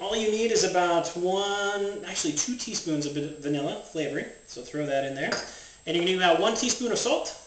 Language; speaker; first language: English; native; English